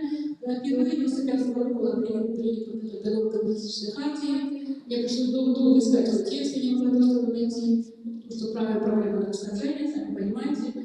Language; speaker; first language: Russian; native; Russian